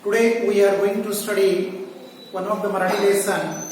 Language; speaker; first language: English; non-native, local second language; Marathi